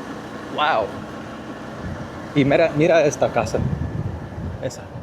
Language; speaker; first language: Spanish; non-native, learner; English